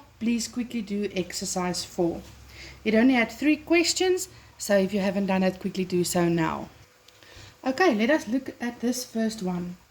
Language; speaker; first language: English; non-native, local second language; Afrikaans